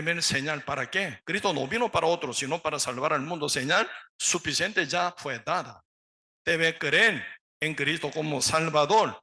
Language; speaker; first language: Spanish; non-native, learner; Korean